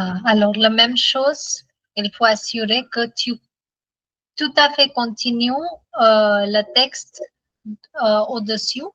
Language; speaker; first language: French; non-native, fluent; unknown